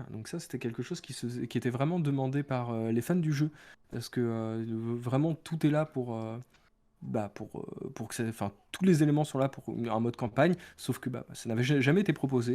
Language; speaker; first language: French; native; French